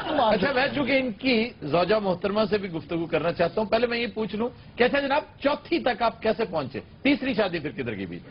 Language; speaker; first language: Urdu; non-native, local second language; Punjabi